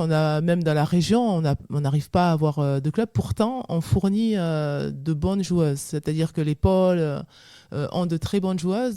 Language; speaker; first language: French; native; French